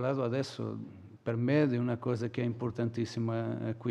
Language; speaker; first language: Italian; non-native, fluent; Portuguese